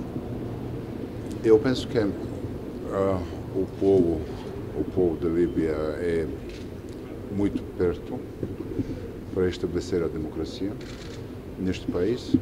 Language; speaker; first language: Portuguese; non-native, fluent; Georgian